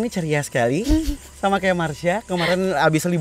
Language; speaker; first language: Indonesian; native; Indonesian